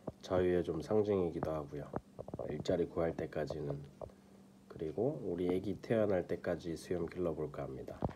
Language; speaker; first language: Korean; native; Korean